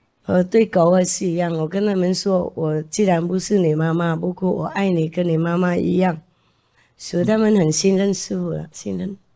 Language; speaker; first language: Chinese; non-native, fluent; Vietnamese